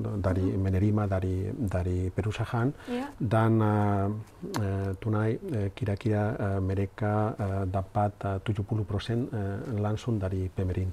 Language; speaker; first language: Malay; non-native, learner; Spanish